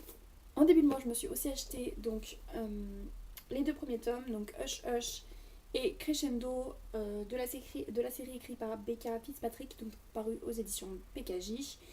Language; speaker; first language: French; native; French